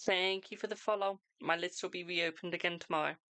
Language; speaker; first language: English; native; English